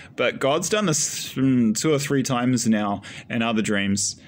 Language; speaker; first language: English; native; English